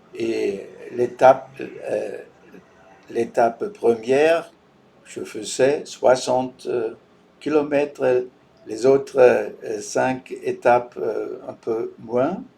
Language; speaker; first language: French; non-native, fluent; German